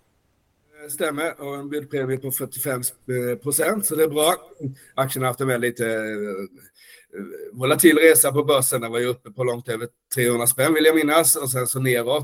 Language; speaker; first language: Swedish; native; Swedish